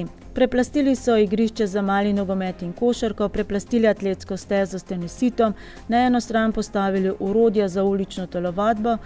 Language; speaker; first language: Slovenian; native; Slovenian